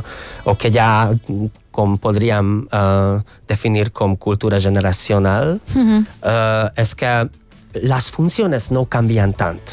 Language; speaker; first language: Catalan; non-native, fluent; Hungarian